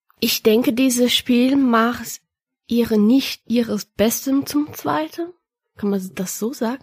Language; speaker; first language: German; non-native, learner; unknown